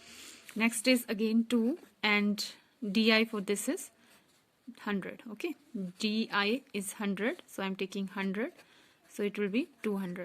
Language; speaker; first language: English; non-native, local second language; Hindi